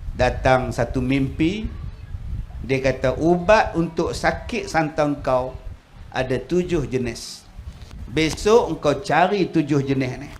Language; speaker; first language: Malay; native; Malay